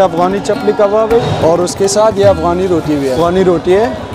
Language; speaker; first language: Hindi; non-native, learner; Persian